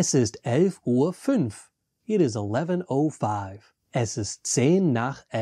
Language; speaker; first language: German; non-native, fluent; English